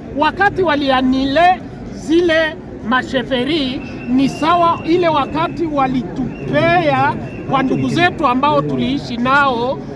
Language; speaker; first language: Swahili; non-native, local second language; Kinyarwanda